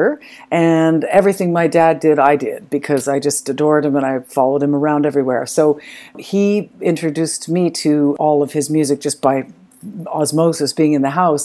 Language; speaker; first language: English; native; English